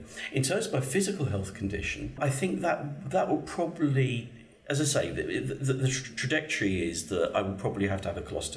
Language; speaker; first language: English; native; English